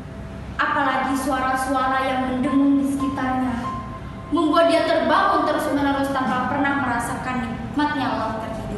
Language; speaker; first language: Indonesian; native; Indonesian